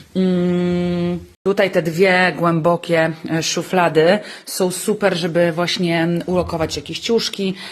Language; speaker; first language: Polish; native; Polish